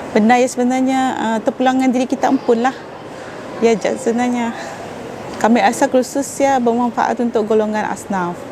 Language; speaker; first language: Malay; non-native, local second language; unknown